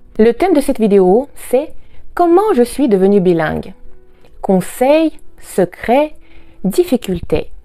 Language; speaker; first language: French; non-native, fluent; Russian